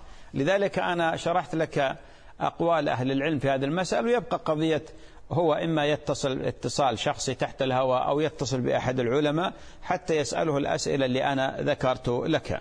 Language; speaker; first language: Arabic; native; Arabic